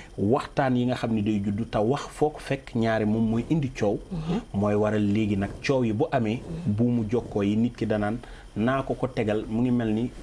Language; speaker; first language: Wolof; native; Wolof